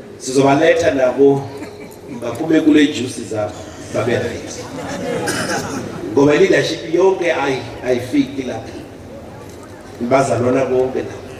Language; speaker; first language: Zulu; non-native, local second language; Southern Sotho